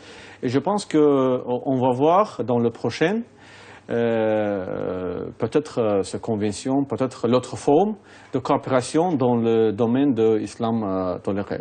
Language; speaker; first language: French; non-native, fluent; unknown